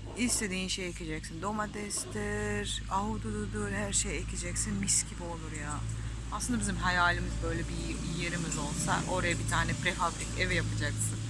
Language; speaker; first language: Turkish; non-native, fluent; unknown